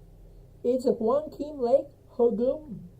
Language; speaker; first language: English; non-native, fluent; Filipino